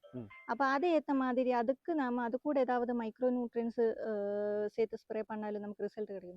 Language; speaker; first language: Tamil; non-native, local second language; Malayalam